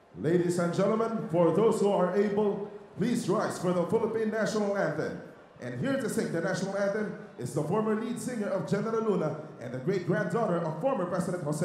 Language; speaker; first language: English; non-native, local second language; Filipino